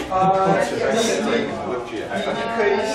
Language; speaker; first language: Chinese; non-native, learner; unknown